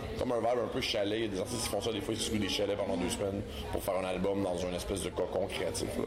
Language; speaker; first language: French; native; French